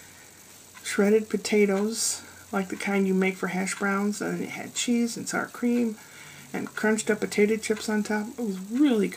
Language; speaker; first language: English; native; English